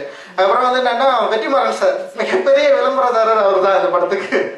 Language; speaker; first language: Tamil; native; Tamil